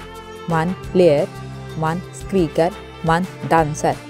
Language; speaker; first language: Swedish; non-native, fluent; Bangla